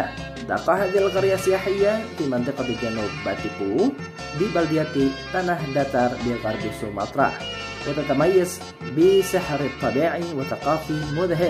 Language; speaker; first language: Arabic; non-native, fluent; Indonesian